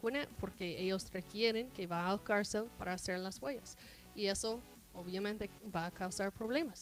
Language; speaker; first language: Spanish; non-native, fluent; English